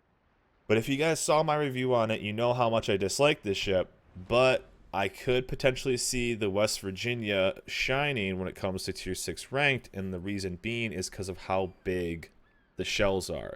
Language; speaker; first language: English; native; English